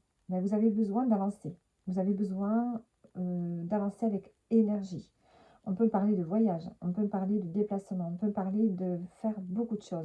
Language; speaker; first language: French; native; French